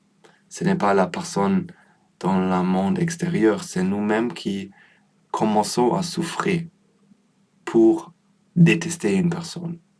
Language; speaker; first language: French; non-native, learner; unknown